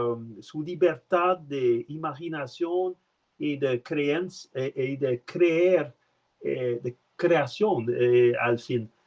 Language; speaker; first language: Spanish; non-native, learner; French